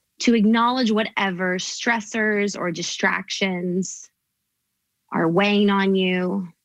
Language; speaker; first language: English; native; English